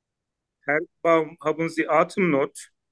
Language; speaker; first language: German; non-native, learner; Turkish